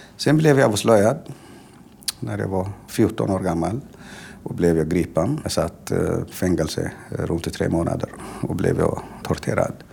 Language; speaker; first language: Swedish; non-native, fluent; Tigrinya